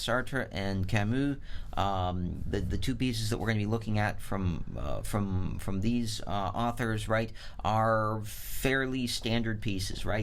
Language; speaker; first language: English; native; English